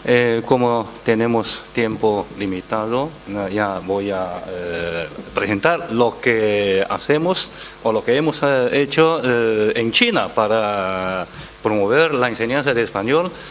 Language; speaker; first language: Spanish; non-native, fluent; Chinese